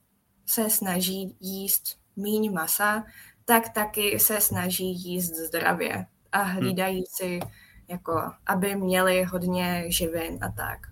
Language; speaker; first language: Czech; non-native, fluent; Japanese